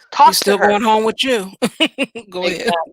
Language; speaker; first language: English; native; English